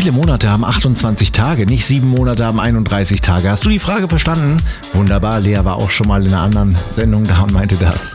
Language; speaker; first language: German; native; German